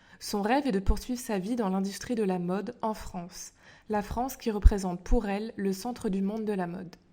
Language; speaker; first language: French; native; French